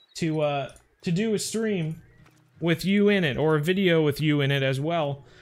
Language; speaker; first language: English; native; English